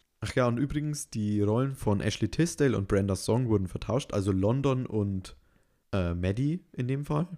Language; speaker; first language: German; native; German